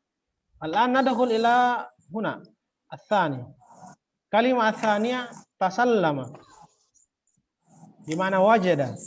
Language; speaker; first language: Arabic; non-native, fluent; Indonesian